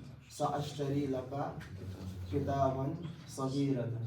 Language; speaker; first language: Arabic; non-native, learner; Urdu